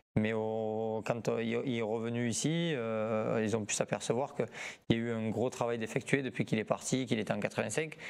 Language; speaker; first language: French; native; French